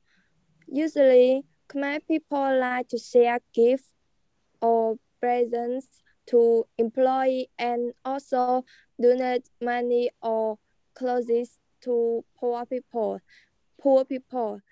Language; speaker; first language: English; non-native, learner; Khmer